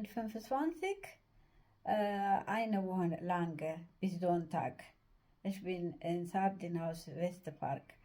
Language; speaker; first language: German; non-native, learner; Amharic